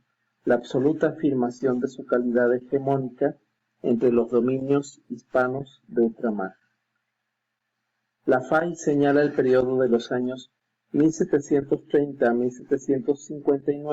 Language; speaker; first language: Spanish; native; Spanish